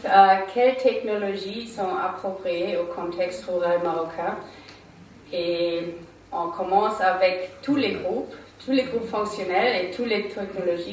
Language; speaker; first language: French; non-native, learner; German